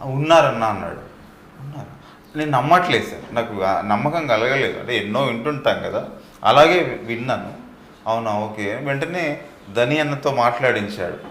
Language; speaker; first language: Telugu; native; Telugu